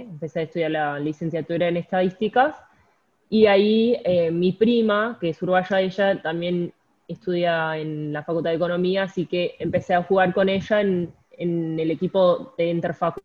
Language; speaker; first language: Spanish; native; Spanish